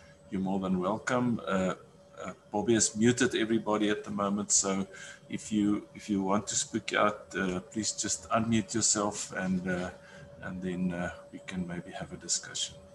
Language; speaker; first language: English; non-native, local second language; Afrikaans